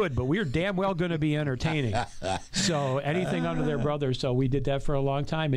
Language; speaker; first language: English; native; English